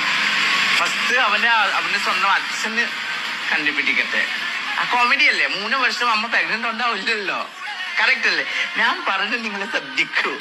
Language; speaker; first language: Malayalam; non-native, fluent; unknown